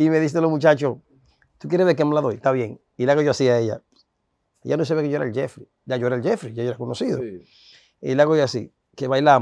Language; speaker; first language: Spanish; native; Spanish